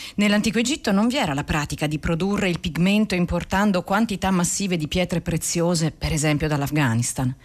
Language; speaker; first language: Italian; native; Italian